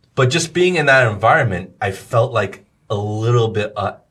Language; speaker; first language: English; native; English